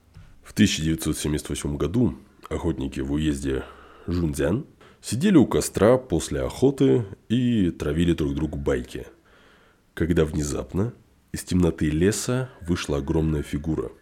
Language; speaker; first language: Russian; native; Russian